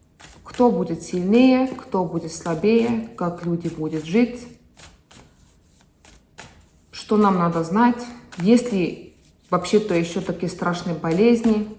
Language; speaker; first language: Russian; non-native, fluent; Estonian